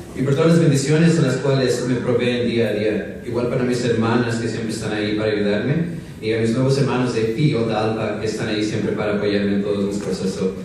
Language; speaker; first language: Spanish; native; Spanish